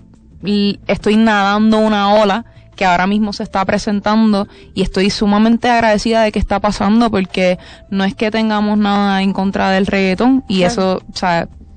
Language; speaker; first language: Spanish; native; Spanish